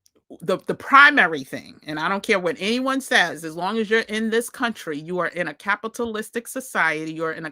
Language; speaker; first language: English; native; English